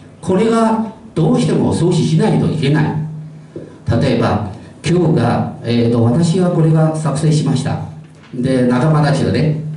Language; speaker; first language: Japanese; non-native, fluent; Chinese